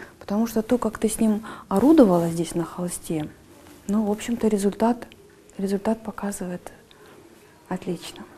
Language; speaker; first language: Russian; native; Russian